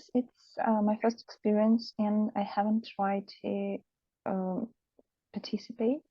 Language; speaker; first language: English; non-native, learner; Russian